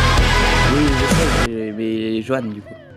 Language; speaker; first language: French; native; French